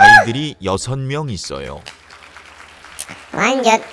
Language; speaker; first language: Korean; non-native, learner; Indonesian